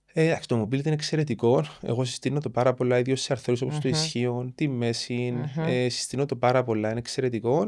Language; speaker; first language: Greek; native; Greek